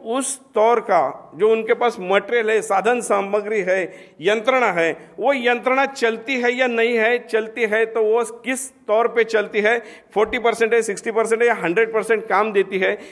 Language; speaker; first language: Hindi; non-native, local second language; Marathi